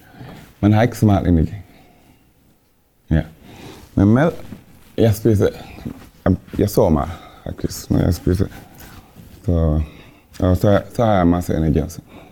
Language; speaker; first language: Danish; non-native, learner; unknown